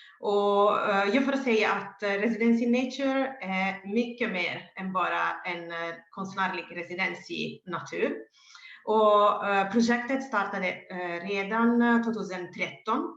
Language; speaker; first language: Swedish; non-native, fluent; Italian